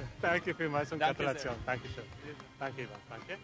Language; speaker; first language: German; native; German